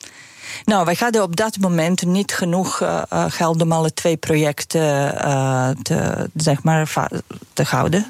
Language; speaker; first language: Dutch; non-native, fluent; Serbian